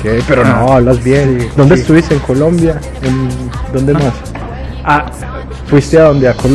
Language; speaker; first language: Spanish; native; Spanish